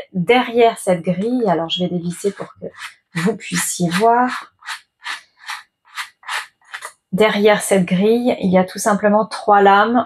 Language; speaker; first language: French; native; French